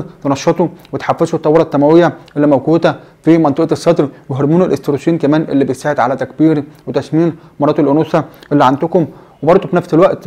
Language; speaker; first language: Arabic; native; Arabic